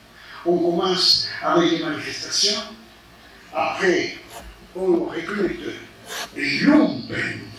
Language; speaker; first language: French; non-native, fluent; Spanish